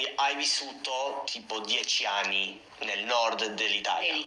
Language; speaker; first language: Italian; non-native, fluent; English